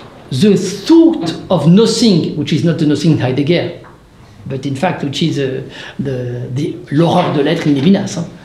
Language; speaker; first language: English; non-native, fluent; French